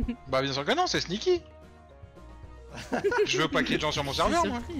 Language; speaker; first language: French; native; French